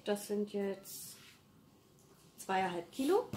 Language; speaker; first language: German; native; German